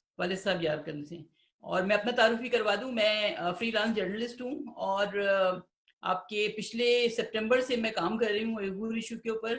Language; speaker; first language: Urdu; native; Urdu